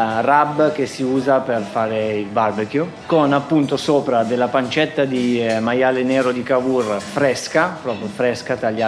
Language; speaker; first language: Italian; native; Italian